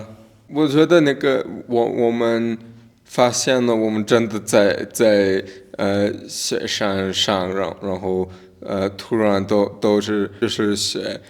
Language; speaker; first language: Chinese; non-native, learner; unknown